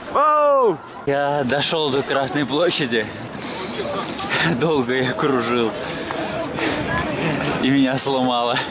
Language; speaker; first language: Russian; native; Russian